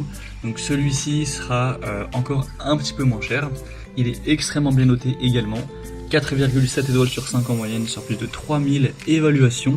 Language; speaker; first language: French; native; French